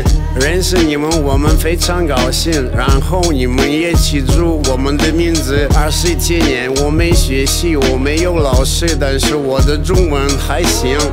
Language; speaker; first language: Chinese; non-native, learner; Russian